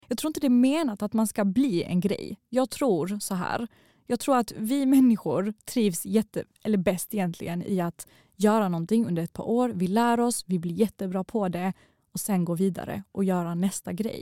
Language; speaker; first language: Swedish; early bilingual, other home language; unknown